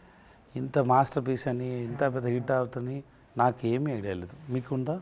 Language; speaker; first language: Telugu; non-native, learner; Tamil